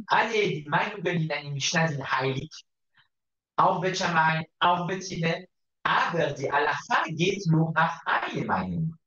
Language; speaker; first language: German; non-native, fluent; Hebrew